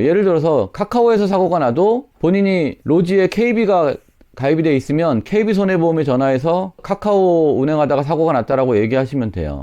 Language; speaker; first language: Korean; native; Korean